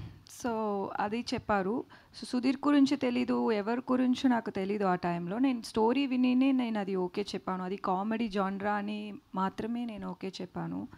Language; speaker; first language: Telugu; non-native, learner; Tamil